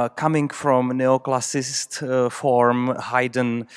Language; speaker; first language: English; non-native, fluent; Czech